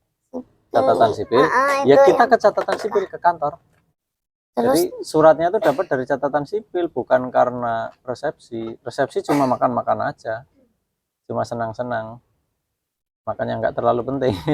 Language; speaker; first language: Indonesian; native; Indonesian